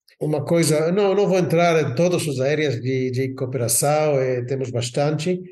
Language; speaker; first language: Portuguese; non-native, fluent; Hebrew